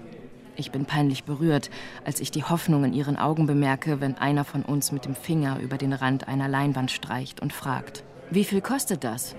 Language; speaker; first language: German; native; German